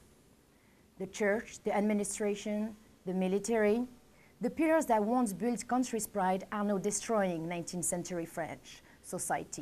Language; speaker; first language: English; non-native, fluent; French